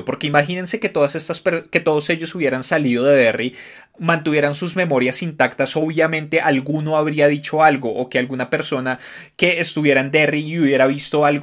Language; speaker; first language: Spanish; native; Spanish